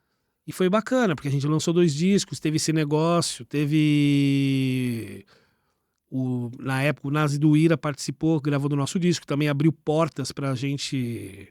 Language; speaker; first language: Portuguese; native; Portuguese